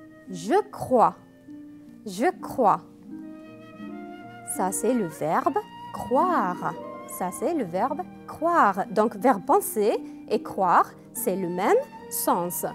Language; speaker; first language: French; non-native, fluent; Arabic